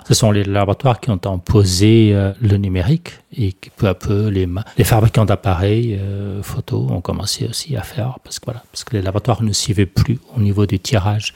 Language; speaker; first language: French; non-native, fluent; Portuguese